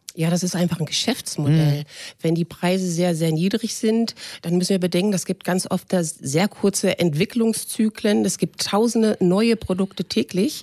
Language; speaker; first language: German; native; German